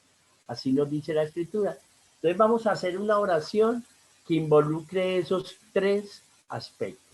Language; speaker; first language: Spanish; native; Spanish